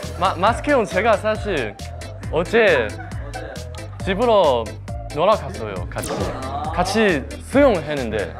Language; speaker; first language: Korean; non-native, fluent; Chinese